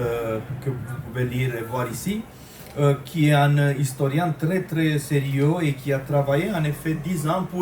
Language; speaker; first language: French; non-native, fluent; Romanian